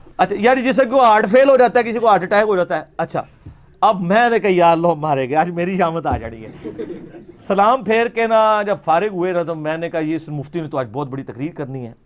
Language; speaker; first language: Urdu; non-native, local second language; Punjabi